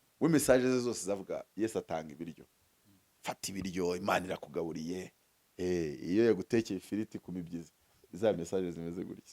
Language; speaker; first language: Kinyarwanda; early bilingual, heritage; Kinyarwanda